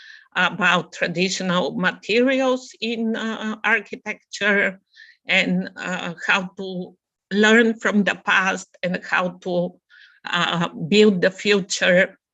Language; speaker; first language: English; non-native, fluent; Bulgarian